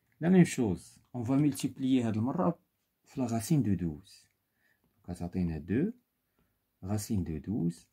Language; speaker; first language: French; non-native, local second language; Arabic